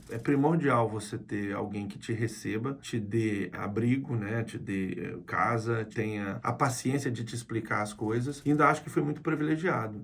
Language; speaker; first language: Portuguese; native; Portuguese